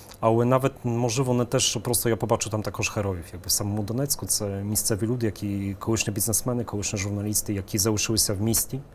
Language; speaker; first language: Ukrainian; early bilingual, heritage; Ukrainian